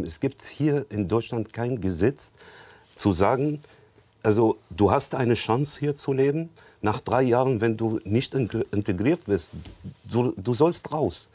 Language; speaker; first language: German; non-native, learner; Arabic